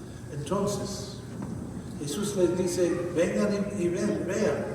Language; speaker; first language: Spanish; non-native, fluent; English